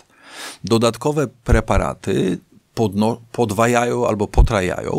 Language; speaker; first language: Polish; native; Polish